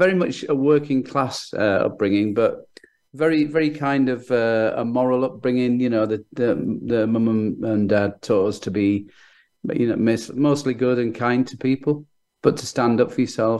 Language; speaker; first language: English; native; English